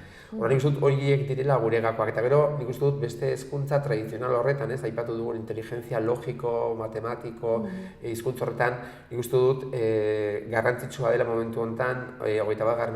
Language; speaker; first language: Basque; native; Basque